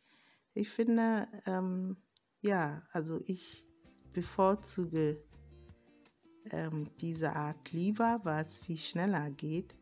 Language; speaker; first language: German; non-native, fluent; Akan